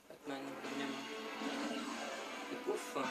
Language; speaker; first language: French; native; French